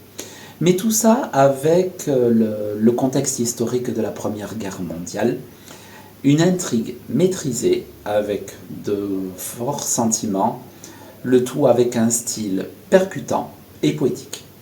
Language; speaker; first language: French; native; French